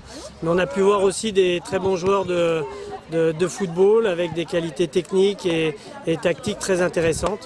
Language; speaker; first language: French; native; French